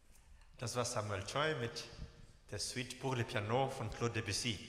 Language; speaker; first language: German; native; German